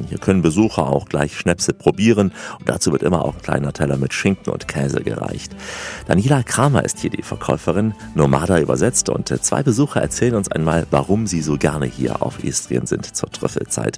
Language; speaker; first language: German; native; German